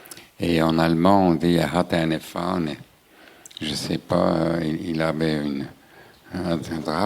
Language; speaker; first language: French; non-native, local second language; German